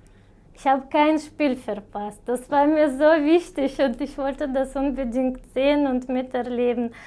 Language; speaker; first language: German; non-native, fluent; Romanian